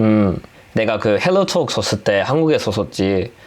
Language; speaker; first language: Korean; non-native, fluent; English